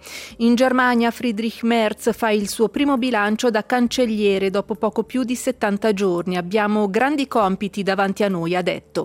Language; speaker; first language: Italian; native; Italian